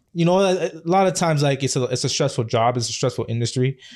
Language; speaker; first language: English; native; English